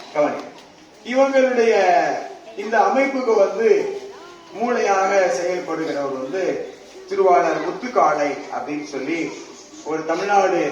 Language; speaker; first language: Tamil; native; Tamil